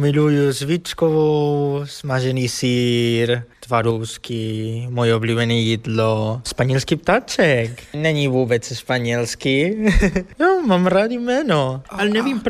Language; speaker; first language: Czech; non-native, learner; Spanish